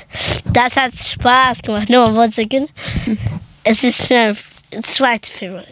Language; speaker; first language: German; early bilingual, other home language; Persian